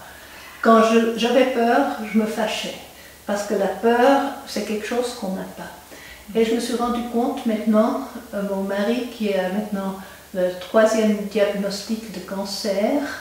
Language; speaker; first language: French; non-native, local second language; German